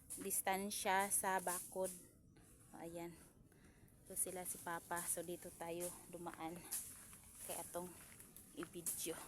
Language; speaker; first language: Filipino; non-native, local second language; Cebuano